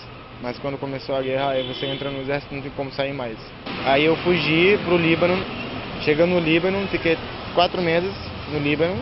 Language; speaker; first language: Portuguese; non-native, fluent; Arabic